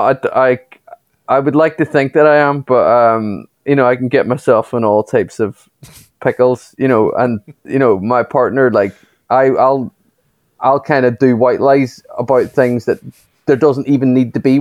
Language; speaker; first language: English; native; English